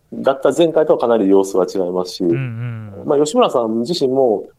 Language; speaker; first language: Japanese; native; Japanese